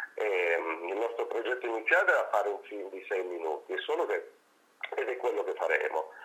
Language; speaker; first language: Italian; non-native, fluent; Spanish